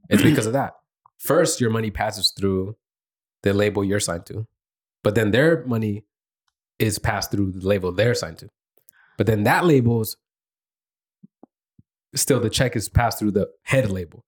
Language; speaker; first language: English; early bilingual, other home language; Spanish